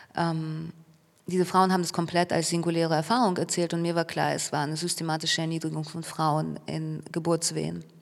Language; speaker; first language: German; early bilingual, other home language; Russian